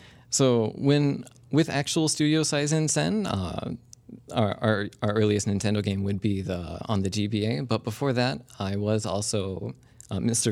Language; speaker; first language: English; native; English